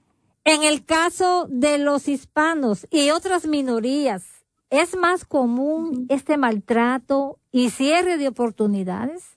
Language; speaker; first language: Spanish; native; Spanish